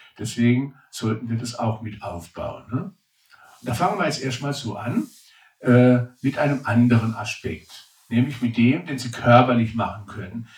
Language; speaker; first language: German; native; German